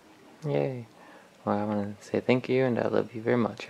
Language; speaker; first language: English; native; English